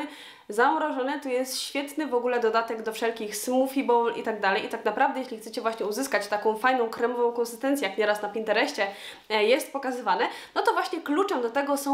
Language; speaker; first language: Polish; native; Polish